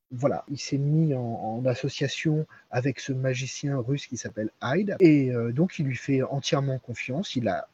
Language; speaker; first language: French; native; French